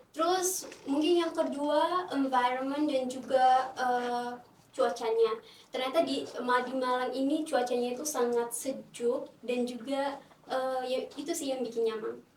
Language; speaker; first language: Indonesian; non-native, fluent; Tetum